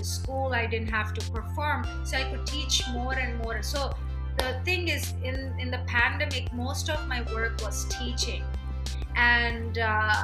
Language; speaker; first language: English; non-native, local second language; Telugu